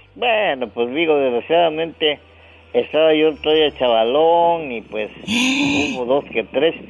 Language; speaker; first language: Spanish; native; Spanish